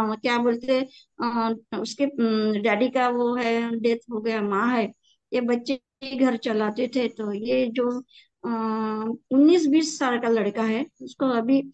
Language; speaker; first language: Hindi; native; Hindi